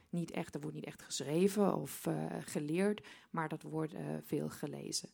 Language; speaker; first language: Dutch; non-native, fluent; German